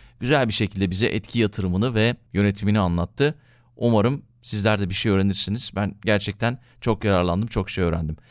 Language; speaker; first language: Turkish; native; Turkish